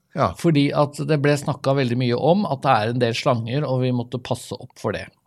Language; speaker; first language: Norwegian; native; Norwegian